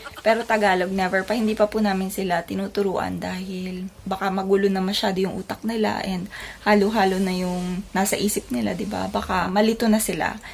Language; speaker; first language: Filipino; native; Filipino